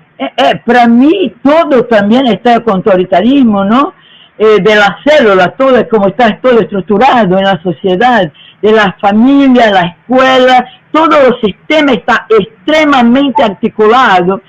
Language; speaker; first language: Spanish; non-native, learner; Portuguese